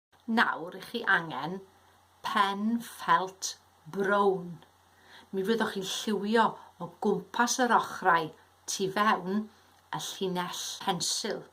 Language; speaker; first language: Welsh; native; Welsh